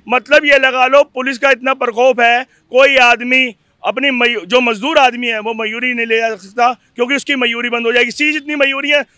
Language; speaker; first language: Hindi; native; Hindi